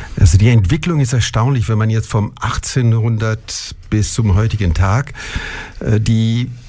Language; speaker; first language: German; non-native, local second language; French